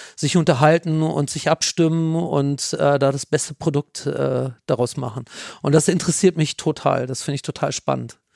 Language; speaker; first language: German; native; German